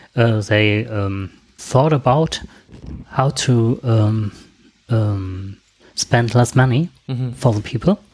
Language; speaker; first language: English; non-native, learner; German